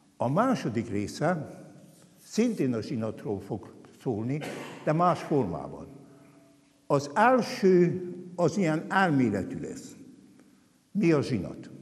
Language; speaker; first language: Hungarian; native; Hungarian